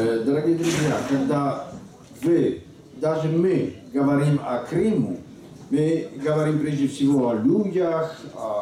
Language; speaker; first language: Polish; non-native, learner; Slovak